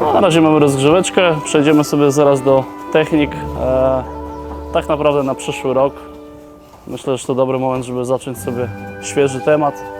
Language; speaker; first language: Polish; native; Polish